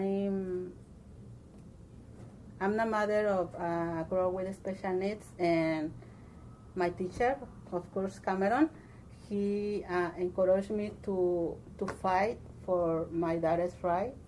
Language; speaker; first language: English; non-native, learner; Spanish